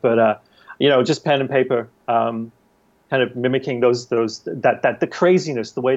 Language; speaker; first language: English; native; English